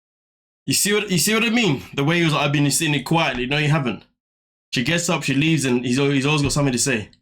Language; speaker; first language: English; native; English